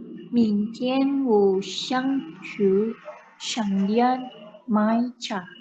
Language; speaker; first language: Chinese; non-native, learner; Indonesian